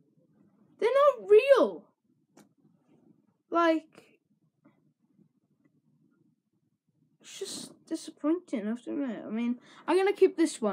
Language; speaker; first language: English; native; English